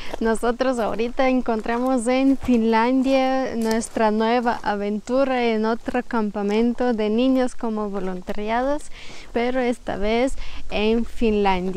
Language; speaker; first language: Spanish; non-native, fluent; Ukrainian